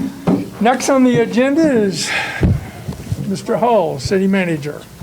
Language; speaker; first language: English; native; English